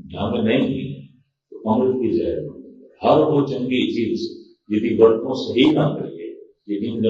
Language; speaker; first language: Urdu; non-native, local second language; Punjabi